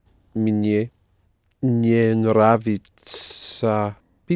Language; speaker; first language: Russian; non-native, learner; English